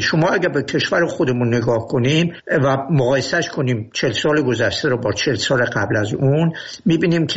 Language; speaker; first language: Persian; native; Persian